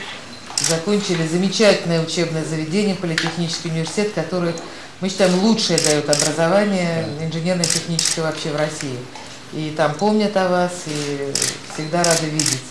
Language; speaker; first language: Russian; native; Russian